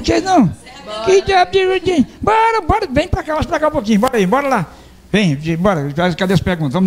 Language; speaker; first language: Portuguese; native; Portuguese